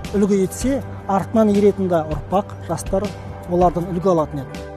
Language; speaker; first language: Kazakh; non-native, local second language; Russian